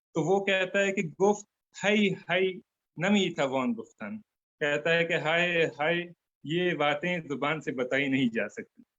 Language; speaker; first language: Urdu; non-native, fluent; Turkmen